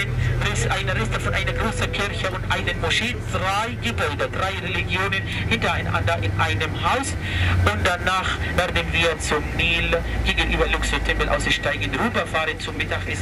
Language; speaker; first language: German; non-native, learner; Arabic